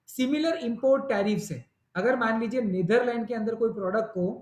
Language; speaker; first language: Hindi; non-native, local second language; Gujarati